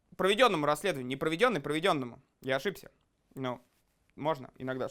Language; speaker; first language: Russian; native; Russian